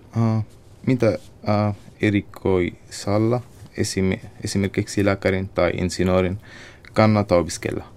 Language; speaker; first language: Finnish; non-native, learner; Arabic